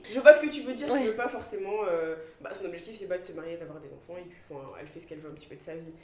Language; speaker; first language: French; native; French